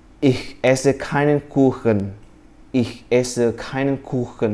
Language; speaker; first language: German; non-native, learner; Indonesian